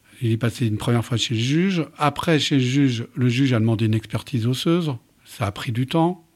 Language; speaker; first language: French; native; French